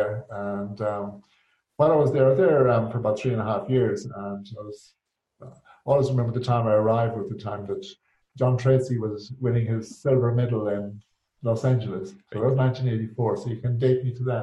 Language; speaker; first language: English; native; English